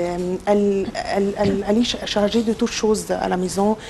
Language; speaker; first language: French; non-native, local second language; Arabic